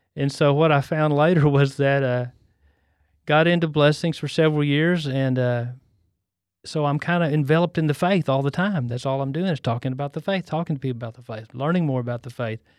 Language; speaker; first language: English; native; English